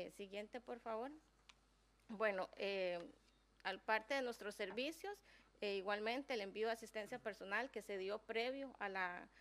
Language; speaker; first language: Spanish; native; Spanish